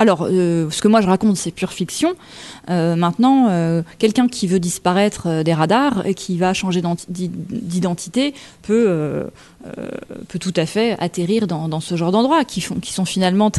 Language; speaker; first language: French; native; French